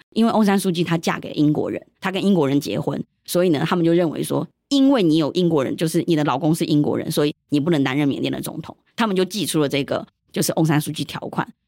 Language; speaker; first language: Chinese; early bilingual, heritage; Chinese